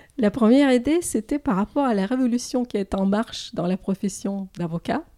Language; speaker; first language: French; non-native, fluent; Russian